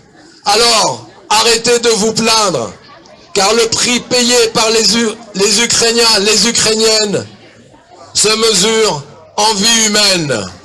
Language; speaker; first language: French; non-native, fluent; Ukrainian